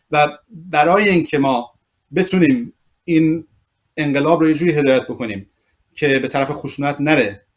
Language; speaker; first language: Persian; early bilingual, other home language; English